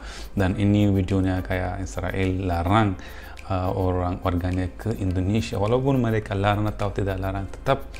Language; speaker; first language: Indonesian; non-native, fluent; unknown